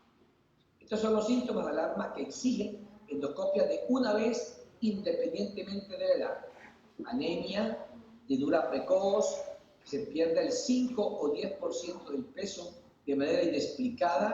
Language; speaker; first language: Spanish; native; Spanish